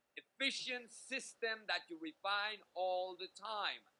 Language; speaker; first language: English; native; English